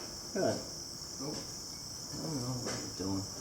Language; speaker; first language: English; native; English